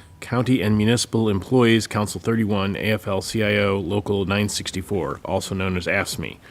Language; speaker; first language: English; native; English